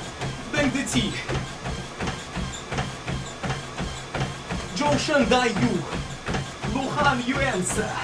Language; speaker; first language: Chinese; non-native, learner; Russian